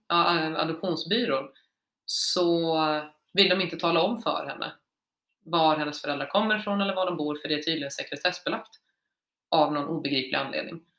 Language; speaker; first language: Swedish; native; Swedish